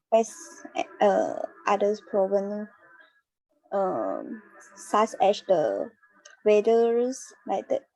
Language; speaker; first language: English; non-native, learner; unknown